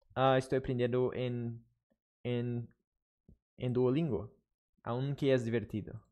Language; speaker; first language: Spanish; non-native, learner; Portuguese